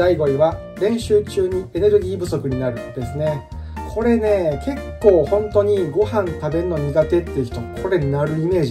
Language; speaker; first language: Japanese; native; Japanese